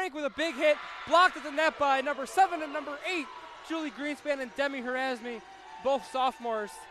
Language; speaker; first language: English; native; English